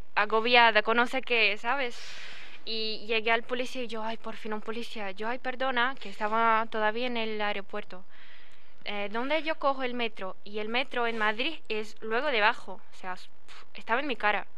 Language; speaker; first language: Spanish; non-native, learner; Portuguese